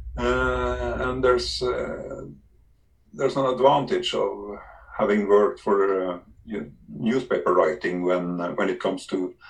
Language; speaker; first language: English; non-native, fluent; Norwegian